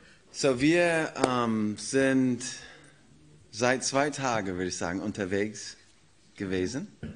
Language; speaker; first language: German; non-native, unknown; English